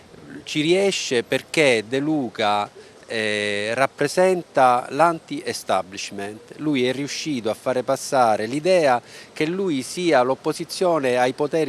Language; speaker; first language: Italian; native; Italian